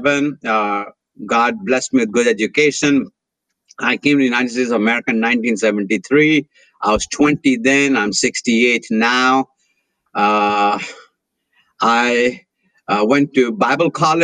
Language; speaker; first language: English; non-native, local second language; Hindi